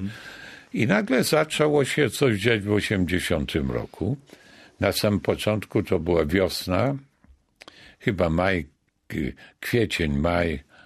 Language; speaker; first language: Polish; native; Polish